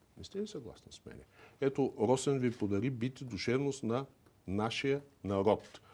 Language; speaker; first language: Bulgarian; native; Bulgarian